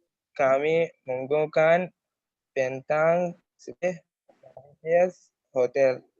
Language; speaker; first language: Indonesian; non-native, learner; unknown